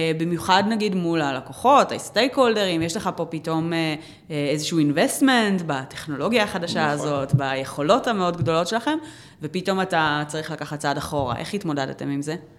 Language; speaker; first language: Hebrew; native; Hebrew